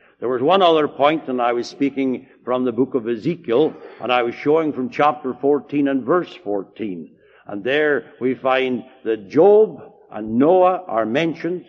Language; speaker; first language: English; native; English